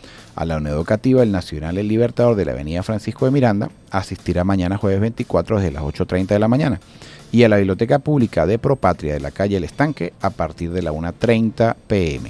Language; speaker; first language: Spanish; native; Spanish